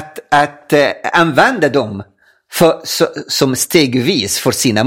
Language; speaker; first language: Swedish; non-native, fluent; Arabic